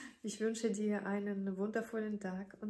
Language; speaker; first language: German; non-native, fluent; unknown